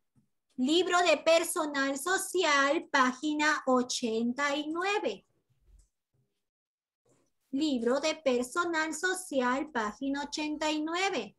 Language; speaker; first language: Spanish; native; Spanish